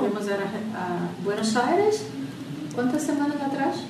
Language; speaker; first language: Spanish; non-native, learner; Portuguese